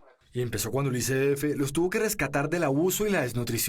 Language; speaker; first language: Spanish; native; Spanish